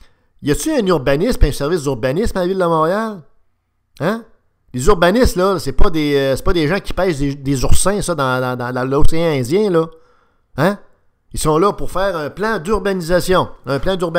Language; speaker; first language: French; native; French